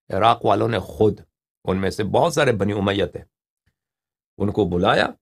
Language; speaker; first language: Urdu; non-native, fluent; Persian